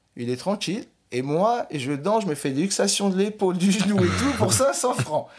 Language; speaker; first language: French; native; French